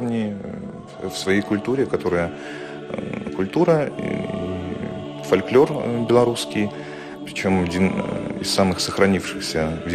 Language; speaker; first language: Polish; non-native, learner; Russian